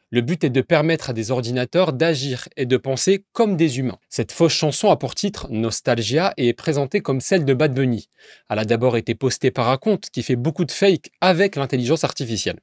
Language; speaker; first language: French; native; French